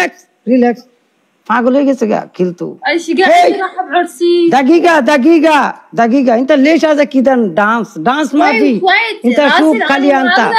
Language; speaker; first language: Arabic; non-native, learner; Bangla